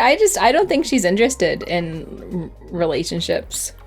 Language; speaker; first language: English; native; English